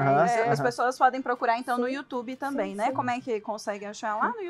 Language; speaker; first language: Portuguese; native; Portuguese